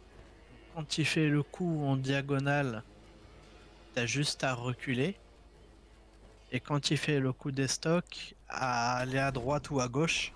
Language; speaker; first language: French; native; French